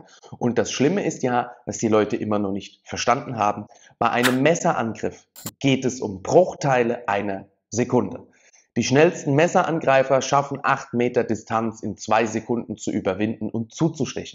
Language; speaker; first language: German; native; German